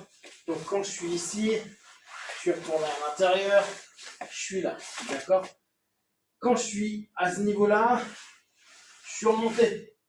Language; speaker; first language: French; native; French